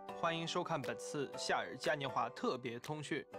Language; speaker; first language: Chinese; native; Chinese